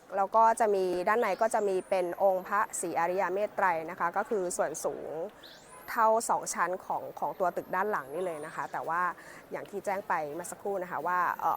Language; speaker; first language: Thai; native; Thai